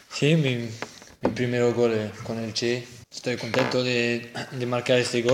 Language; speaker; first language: Spanish; non-native, fluent; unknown